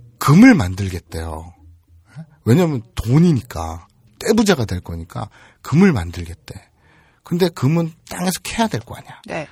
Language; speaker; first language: Korean; native; Korean